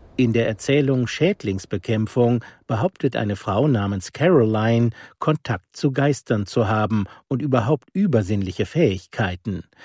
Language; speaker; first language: German; native; German